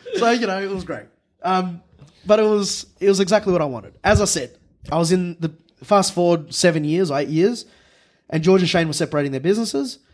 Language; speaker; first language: English; native; English